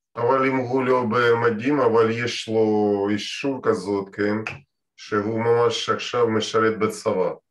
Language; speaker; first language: Hebrew; non-native, fluent; Russian